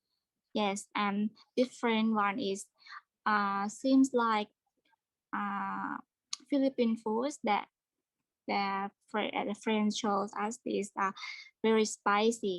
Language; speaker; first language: English; non-native, learner; Thai